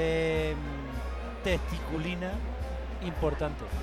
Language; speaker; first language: Spanish; native; Spanish